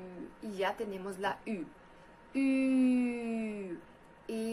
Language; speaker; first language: Spanish; non-native, learner; German